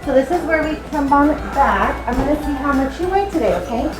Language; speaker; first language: English; native; English